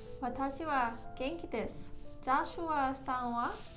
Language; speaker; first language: Japanese; non-native, learner; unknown